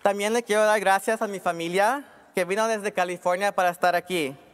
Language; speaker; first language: Spanish; early bilingual, heritage; Spanish